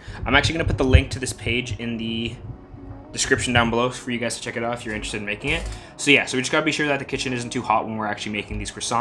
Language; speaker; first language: English; native; English